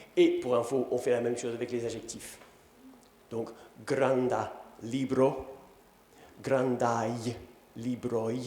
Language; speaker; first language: French; non-native, fluent; English